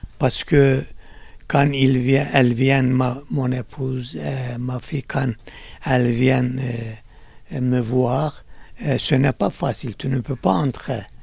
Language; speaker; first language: French; non-native, learner; Kurdish